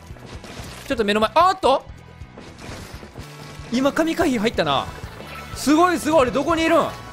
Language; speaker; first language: Japanese; native; Japanese